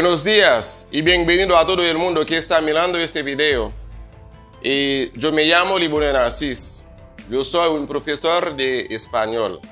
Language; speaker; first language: Spanish; non-native, fluent; Haitian Creole